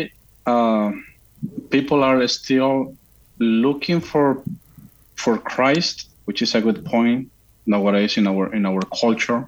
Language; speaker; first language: English; non-native, fluent; Spanish